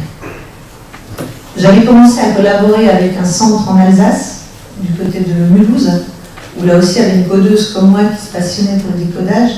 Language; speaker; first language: French; native; French